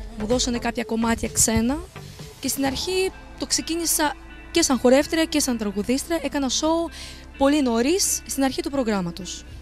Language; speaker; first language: Greek; early bilingual, other home language; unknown